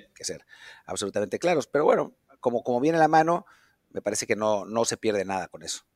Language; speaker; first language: Spanish; native; Spanish